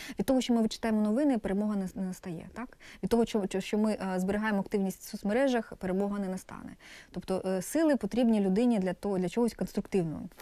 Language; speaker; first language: Ukrainian; non-native, local second language; Russian